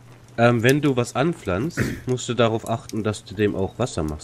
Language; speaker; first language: German; native; German